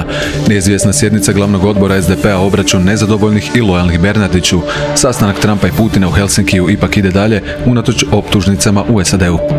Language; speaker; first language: Croatian; native; Croatian